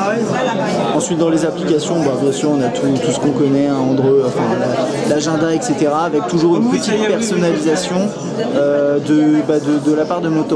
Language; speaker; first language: French; native; French